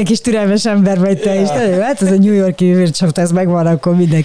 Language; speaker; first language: Hungarian; native; Hungarian